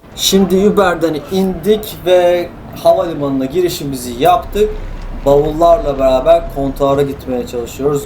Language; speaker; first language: Turkish; native; Turkish